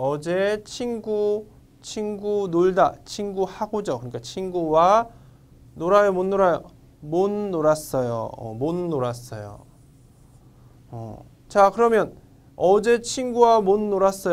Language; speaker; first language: Korean; non-native, fluent; Vietnamese